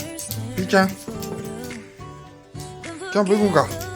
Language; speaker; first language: Japanese; native; Japanese